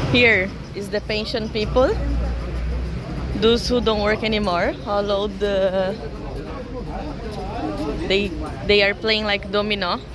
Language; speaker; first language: English; non-native, learner; Portuguese